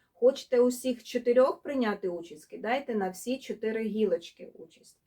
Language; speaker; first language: Ukrainian; non-native, local second language; Russian